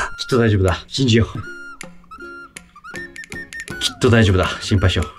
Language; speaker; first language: Japanese; native; Japanese